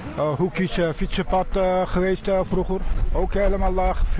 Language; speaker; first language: Dutch; non-native, learner; Turkish